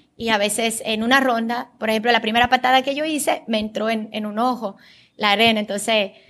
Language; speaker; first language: Spanish; early bilingual, other home language; Bulgarian